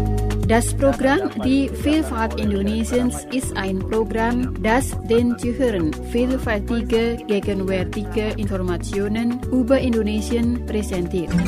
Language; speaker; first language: German; non-native, fluent; Indonesian